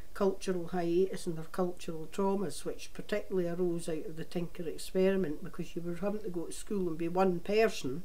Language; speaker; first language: English; native; English